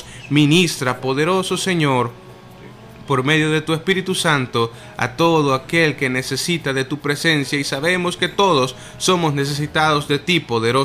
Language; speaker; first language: Spanish; native; Spanish